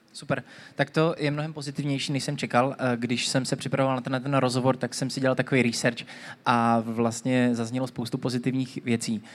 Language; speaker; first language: Czech; native; Czech